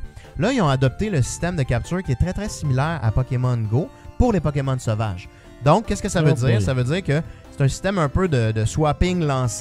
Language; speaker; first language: French; native; French